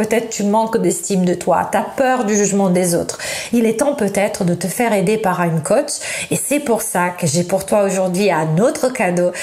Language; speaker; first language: French; non-native, fluent; Italian